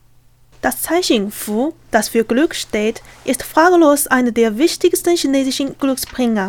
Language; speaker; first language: German; non-native, learner; Chinese